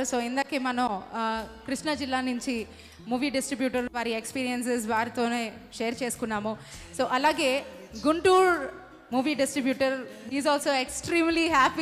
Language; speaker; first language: Telugu; native; Telugu